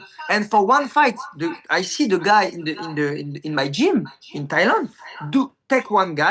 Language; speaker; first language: English; non-native, learner; French